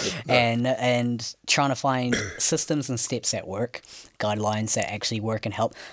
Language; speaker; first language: English; native; English